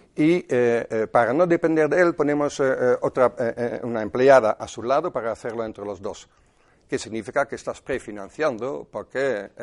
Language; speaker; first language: Spanish; non-native, fluent; Dutch